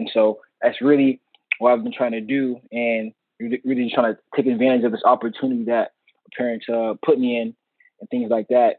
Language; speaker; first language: English; native; English